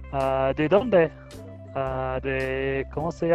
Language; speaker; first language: Spanish; non-native, learner; German